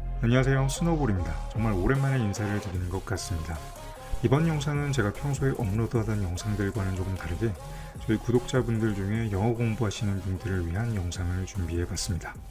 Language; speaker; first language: Korean; native; Korean